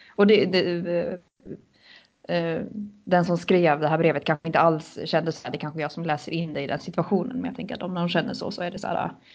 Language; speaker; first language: Swedish; native; Swedish